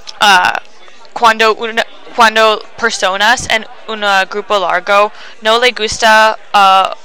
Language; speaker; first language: Spanish; non-native, learner; English